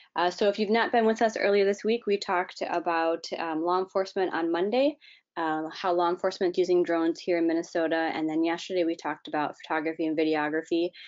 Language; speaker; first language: English; native; English